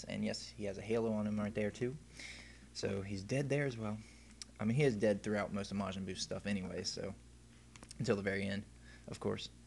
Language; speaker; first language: English; native; English